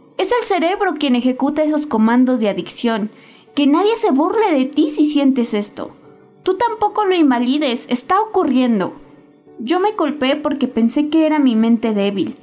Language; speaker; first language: Spanish; native; Spanish